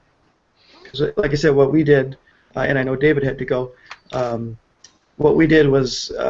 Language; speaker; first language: English; native; English